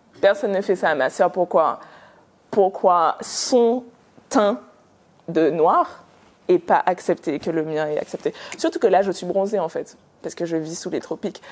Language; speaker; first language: French; native; French